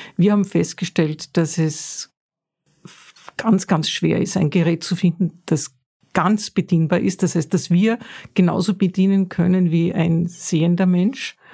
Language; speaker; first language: German; native; German